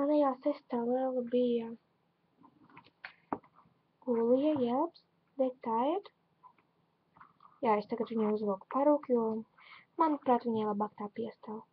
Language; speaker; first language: Latvian; non-native, local second language; Russian